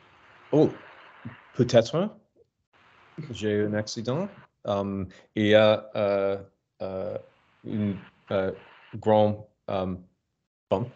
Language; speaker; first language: French; non-native, learner; English